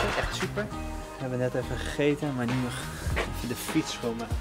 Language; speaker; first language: Dutch; native; Dutch